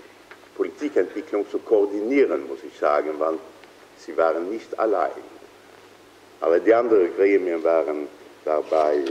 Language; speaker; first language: German; non-native, fluent; Swedish